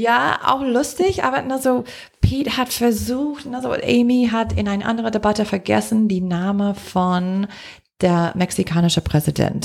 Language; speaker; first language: German; non-native, fluent; English